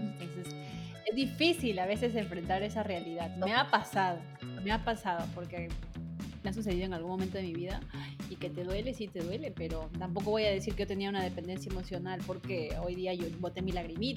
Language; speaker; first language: Spanish; native; Spanish